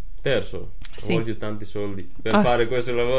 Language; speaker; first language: Italian; non-native, learner; Punjabi